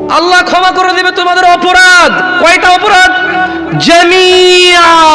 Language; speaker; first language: Bangla; early bilingual, heritage; Bangla